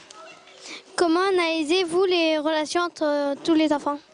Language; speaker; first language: French; native; French